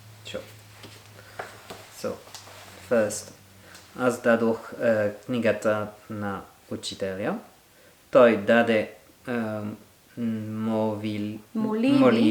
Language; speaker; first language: Bulgarian; non-native, learner; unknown